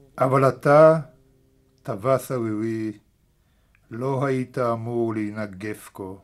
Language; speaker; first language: Hebrew; early bilingual, other home language; Russian